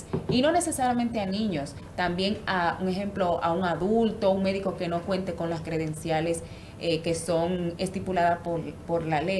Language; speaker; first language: Spanish; native; Spanish